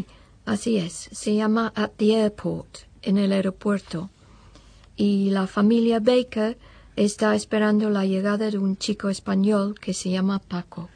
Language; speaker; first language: Spanish; non-native, fluent; English